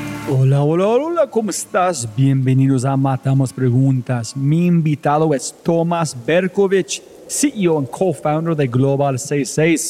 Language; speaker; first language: Spanish; non-native, fluent; English